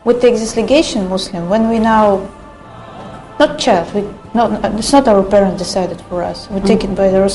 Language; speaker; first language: English; non-native, learner; Russian